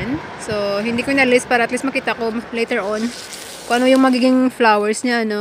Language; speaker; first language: Filipino; non-native, local second language; Hiligaynon